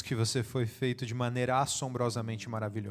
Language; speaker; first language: Portuguese; native; Portuguese